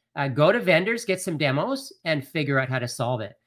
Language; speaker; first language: English; native; English